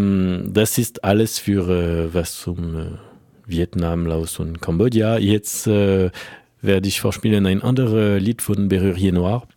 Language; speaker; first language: German; non-native, fluent; French